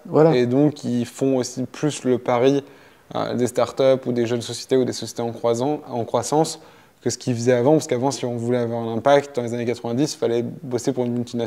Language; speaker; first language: French; native; French